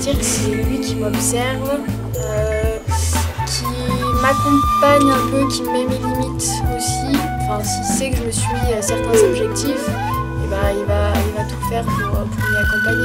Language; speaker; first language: French; native; French